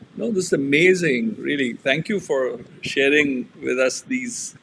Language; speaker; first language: English; non-native, local second language; Punjabi